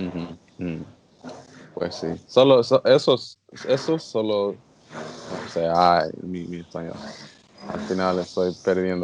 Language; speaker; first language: Spanish; non-native, learner; English